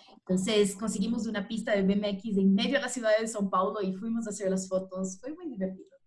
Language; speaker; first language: Spanish; non-native, fluent; Portuguese